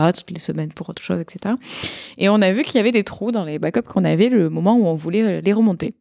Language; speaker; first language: French; native; French